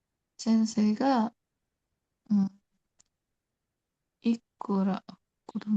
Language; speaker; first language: Japanese; non-native, learner; Indonesian